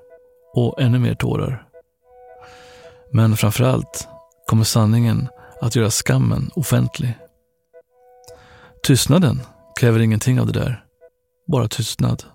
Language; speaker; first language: Swedish; native; Swedish